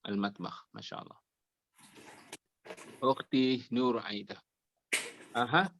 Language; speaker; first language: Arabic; non-native, fluent; Malay